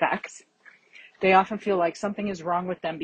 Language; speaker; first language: English; native; English